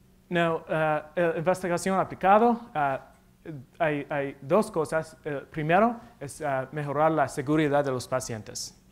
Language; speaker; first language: Spanish; non-native, learner; English